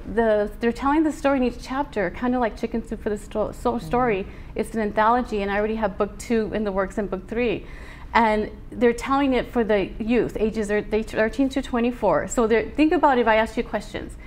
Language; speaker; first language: English; native; English